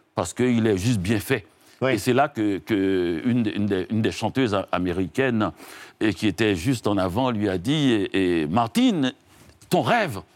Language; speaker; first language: French; non-native, local second language; Haitian Creole